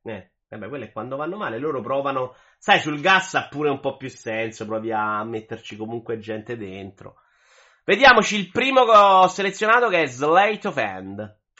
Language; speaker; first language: Italian; native; Italian